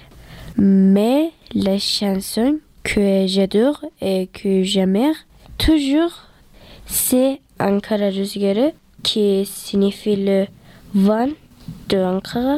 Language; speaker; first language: French; early bilingual, other home language; Turkish